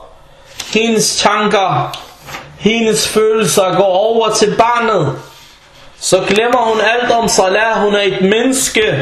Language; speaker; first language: Danish; non-native, fluent; Arabic